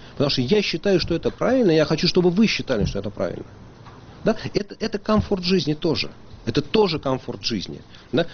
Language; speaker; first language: Russian; native; Russian